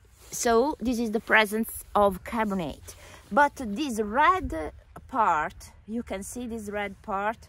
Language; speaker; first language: English; non-native, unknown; Italian